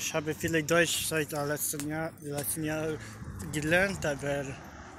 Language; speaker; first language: German; non-native, learner; English